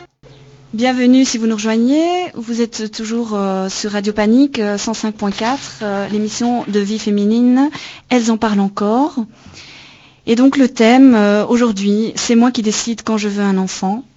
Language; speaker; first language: French; native; French